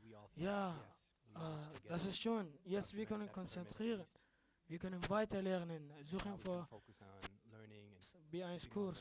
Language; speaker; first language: German; non-native, learner; Arabic